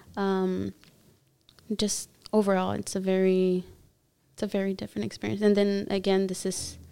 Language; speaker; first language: English; early bilingual, other home language; Spanish